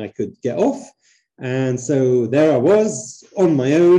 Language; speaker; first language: English; native; English